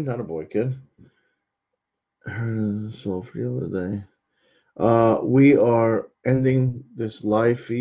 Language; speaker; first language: English; native; English